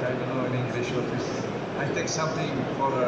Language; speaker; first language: English; non-native, learner; Italian